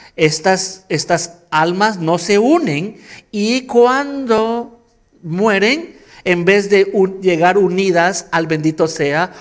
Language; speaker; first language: Spanish; native; Spanish